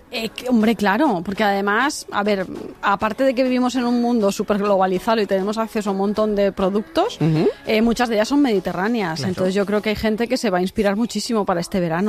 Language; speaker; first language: Spanish; native; Spanish